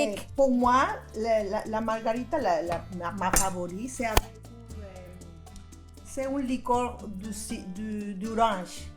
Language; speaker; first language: French; non-native, fluent; Spanish